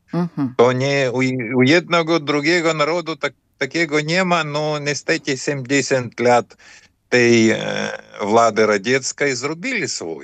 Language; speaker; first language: Polish; non-native, fluent; Ukrainian